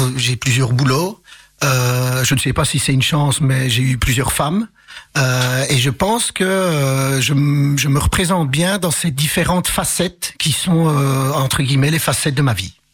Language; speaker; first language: French; early bilingual, other home language; Arabic